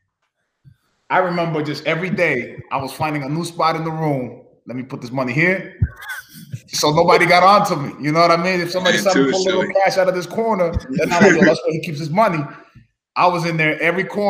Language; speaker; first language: English; early bilingual, other home language; Spanish